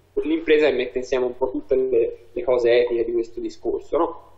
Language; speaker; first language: Italian; native; Italian